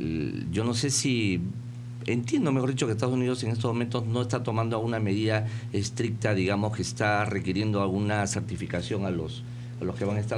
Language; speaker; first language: Spanish; native; Spanish